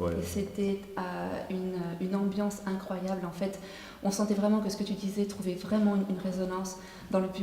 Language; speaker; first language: French; native; French